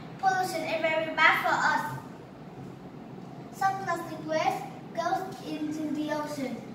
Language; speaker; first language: English; non-native, learner; Vietnamese